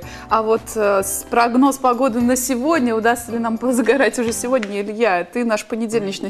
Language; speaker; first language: Russian; native; Russian